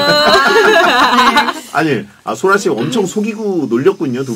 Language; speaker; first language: Korean; native; Korean